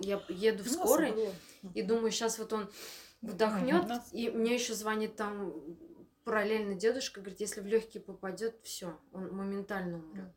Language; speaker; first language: Russian; native; Russian